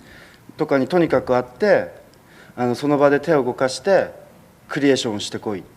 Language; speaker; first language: Japanese; native; Japanese